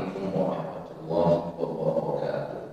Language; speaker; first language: Indonesian; native; Indonesian